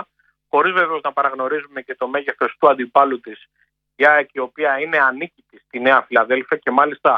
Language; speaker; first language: Greek; native; Greek